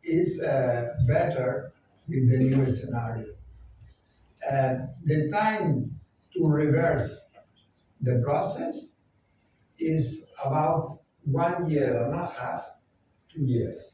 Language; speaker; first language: English; non-native, fluent; Spanish